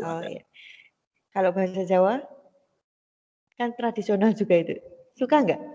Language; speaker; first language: Indonesian; native; Indonesian